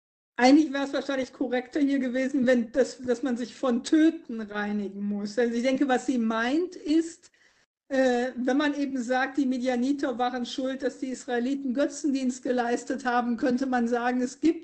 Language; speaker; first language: German; native; German